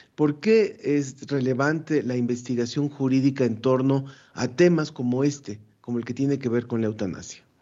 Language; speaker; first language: Spanish; native; Spanish